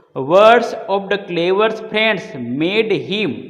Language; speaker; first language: English; non-native, local second language; Gujarati